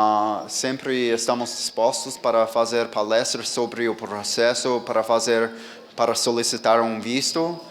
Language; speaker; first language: Portuguese; non-native, fluent; English